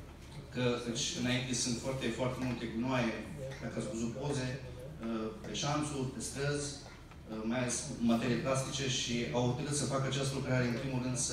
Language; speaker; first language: Romanian; early bilingual, heritage; Romanian